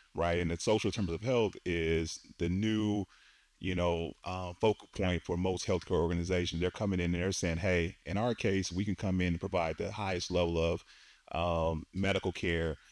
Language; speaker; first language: English; native; English